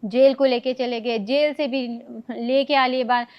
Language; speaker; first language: Hindi; non-native, local second language; Telugu